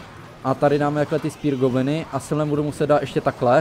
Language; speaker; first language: Czech; native; Czech